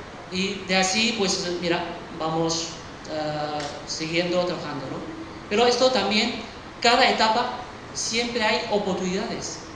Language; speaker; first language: Spanish; early bilingual, other home language; Chinese